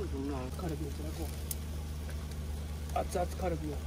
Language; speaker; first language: Japanese; native; Japanese